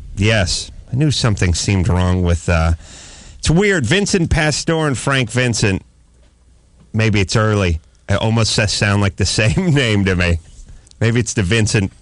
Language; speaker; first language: English; native; English